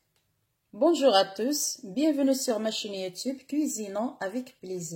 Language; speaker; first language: French; non-native, local second language; Arabic